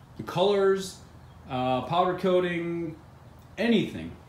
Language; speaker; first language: English; native; English